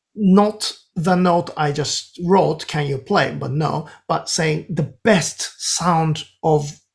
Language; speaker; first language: English; non-native, fluent; Japanese